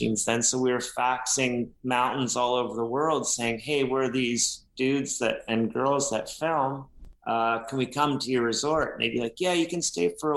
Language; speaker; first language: English; native; English